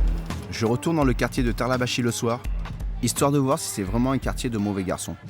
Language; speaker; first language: French; native; French